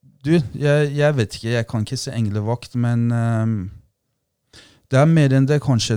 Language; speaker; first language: Norwegian; non-native, fluent; Persian